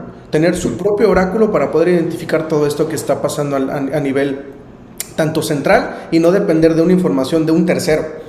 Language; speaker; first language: Spanish; native; Spanish